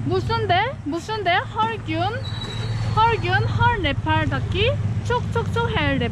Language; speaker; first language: Turkish; non-native, learner; Nepali